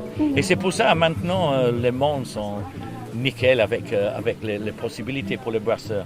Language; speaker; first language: French; non-native, learner; English